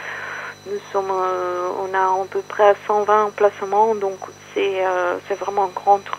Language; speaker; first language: French; non-native, fluent; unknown